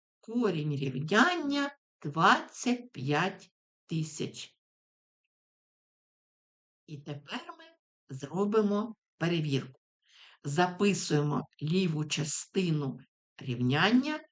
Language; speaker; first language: Ukrainian; native; Ukrainian